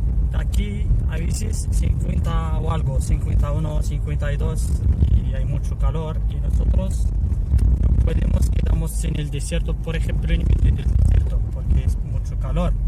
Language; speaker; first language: Spanish; non-native, learner; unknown